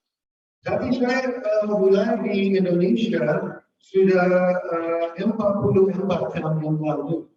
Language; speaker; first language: Indonesian; non-native, fluent; English